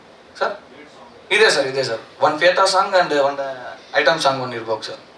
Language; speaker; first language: Kannada; non-native, learner; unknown